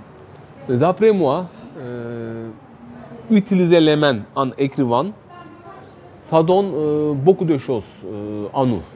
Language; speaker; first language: French; non-native, fluent; Turkish